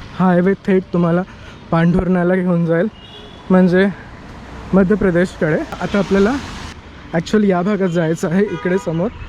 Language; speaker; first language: Marathi; native; Marathi